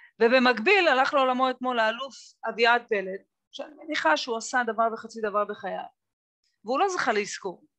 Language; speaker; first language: Hebrew; native; Hebrew